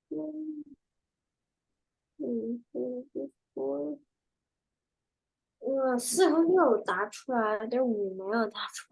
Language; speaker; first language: Chinese; early bilingual, heritage; Chinese